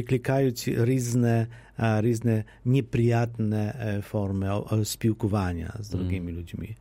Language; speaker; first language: Polish; non-native, local second language; Ukrainian